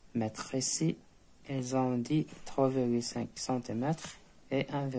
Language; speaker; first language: French; non-native, local second language; Arabic